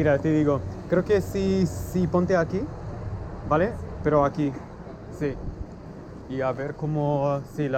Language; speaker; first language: Spanish; non-native, fluent; English